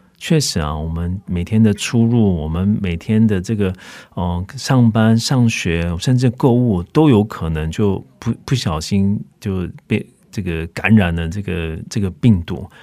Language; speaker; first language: Chinese; native; Chinese